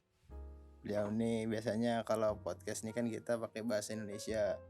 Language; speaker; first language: Indonesian; native; Indonesian